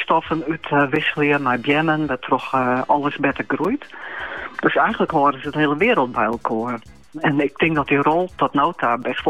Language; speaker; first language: Dutch; native; Dutch